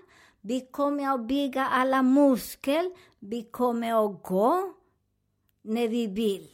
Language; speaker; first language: Swedish; non-native, learner; Spanish